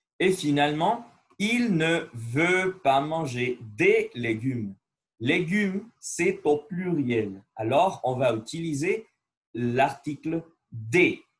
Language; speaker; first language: French; non-native, learner; Spanish